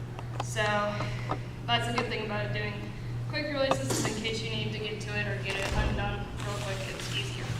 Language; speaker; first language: English; native; English